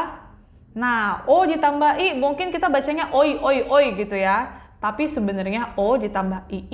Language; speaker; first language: Indonesian; native; Indonesian